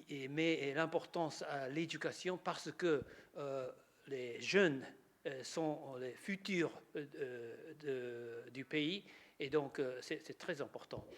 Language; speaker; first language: French; non-native, learner; Japanese